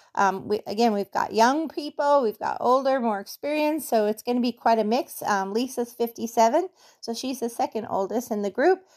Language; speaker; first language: English; native; English